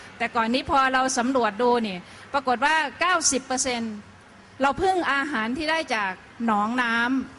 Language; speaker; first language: Thai; native; Thai